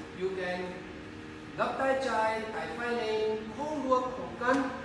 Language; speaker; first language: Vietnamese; non-native, learner; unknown